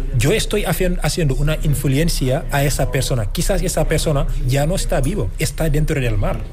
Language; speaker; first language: Spanish; non-native, fluent; Wolof